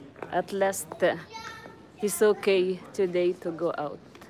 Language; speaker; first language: English; non-native, local second language; Filipino